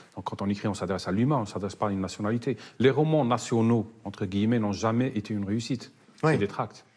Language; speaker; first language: French; non-native, local second language; Arabic